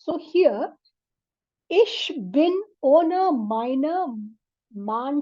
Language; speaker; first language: German; non-native, learner; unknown